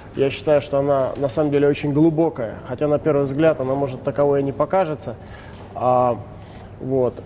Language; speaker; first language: Russian; native; Russian